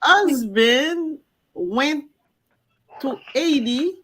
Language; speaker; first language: English; non-native, learner; French